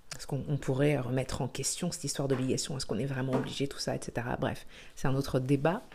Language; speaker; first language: French; native; French